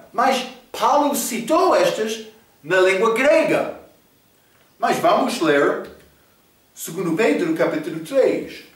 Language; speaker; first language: Portuguese; non-native, fluent; English